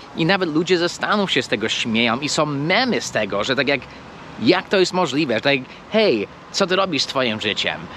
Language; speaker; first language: Polish; non-native, fluent; English